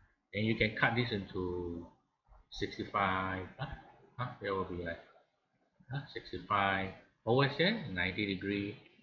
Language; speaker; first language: English; non-native, local second language; Malay